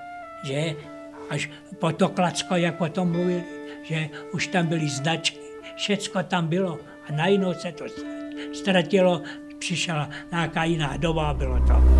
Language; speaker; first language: Czech; early bilingual, heritage; Czech